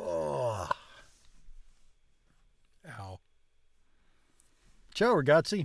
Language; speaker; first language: Italian; non-native, learner; English